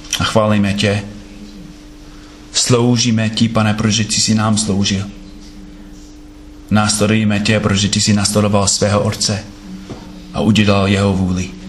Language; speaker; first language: Czech; non-native, fluent; English